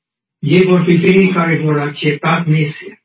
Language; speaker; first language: Romanian; non-native, learner; English